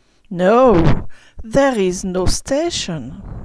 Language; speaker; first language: English; non-native, fluent; French